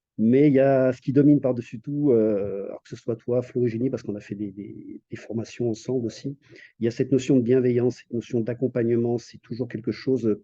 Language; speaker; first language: French; native; French